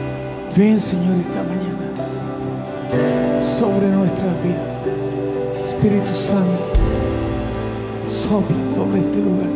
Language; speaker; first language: Spanish; native; Spanish